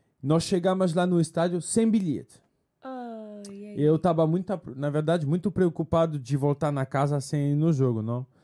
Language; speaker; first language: Portuguese; non-native, fluent; French